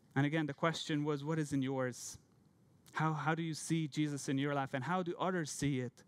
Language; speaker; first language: English; non-native, fluent; Hungarian